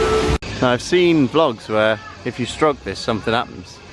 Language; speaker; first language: English; native; English